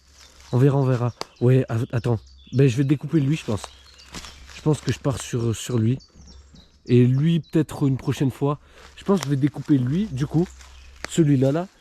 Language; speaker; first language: French; native; French